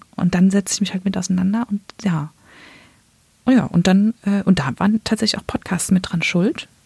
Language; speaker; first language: German; native; German